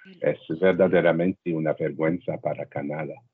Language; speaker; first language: Spanish; non-native, learner; French